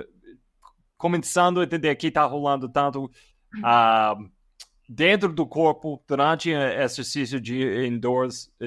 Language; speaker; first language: Portuguese; non-native, fluent; English